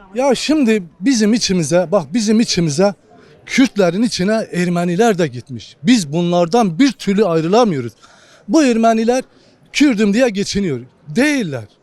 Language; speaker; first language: Turkish; non-native, local second language; Kurdish